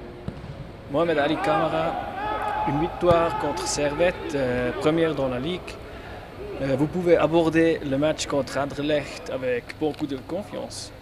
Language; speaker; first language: French; non-native, fluent; German